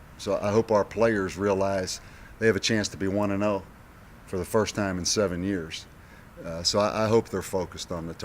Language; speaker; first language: English; native; English